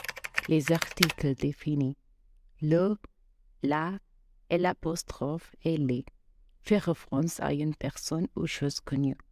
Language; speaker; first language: French; non-native, fluent; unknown